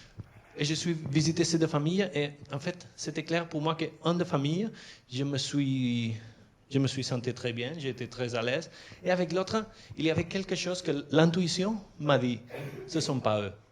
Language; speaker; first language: French; non-native, fluent; Catalan